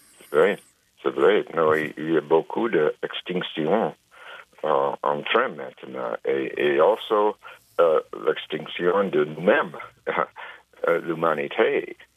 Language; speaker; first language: French; non-native, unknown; English